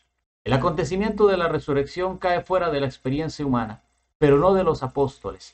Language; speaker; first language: Spanish; native; Spanish